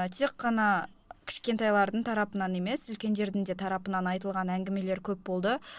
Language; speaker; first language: Kazakh; non-native, local second language; Russian